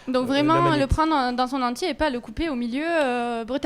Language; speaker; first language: French; native; French